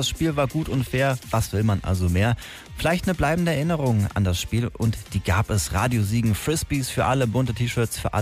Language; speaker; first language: German; native; German